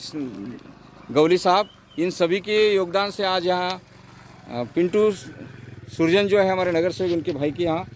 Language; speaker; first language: Hindi; non-native, local second language; Marathi